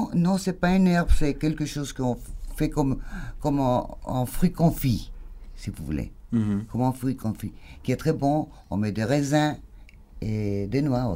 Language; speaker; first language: French; non-native, fluent; Spanish